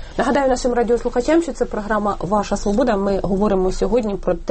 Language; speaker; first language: Ukrainian; native; Ukrainian